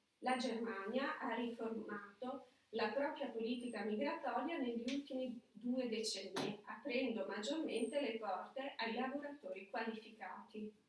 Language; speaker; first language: Italian; non-native, fluent; Albanian